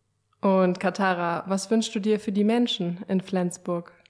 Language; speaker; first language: German; native; German